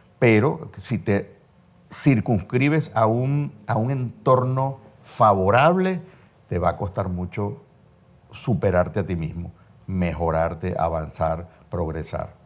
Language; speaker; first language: Spanish; native; Spanish